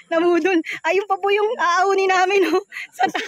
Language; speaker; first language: Filipino; native; Filipino